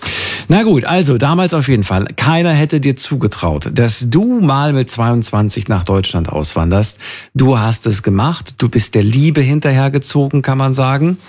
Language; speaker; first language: German; native; German